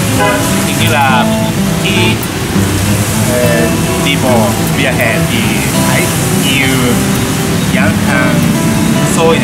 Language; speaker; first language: Vietnamese; non-native, learner; Japanese